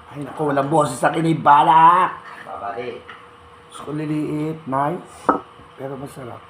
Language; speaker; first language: Filipino; native; Filipino